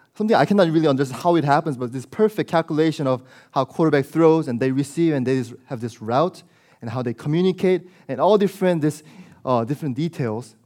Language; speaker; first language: English; early bilingual, other home language; Korean